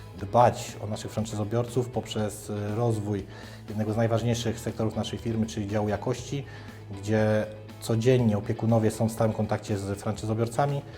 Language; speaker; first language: Polish; native; Polish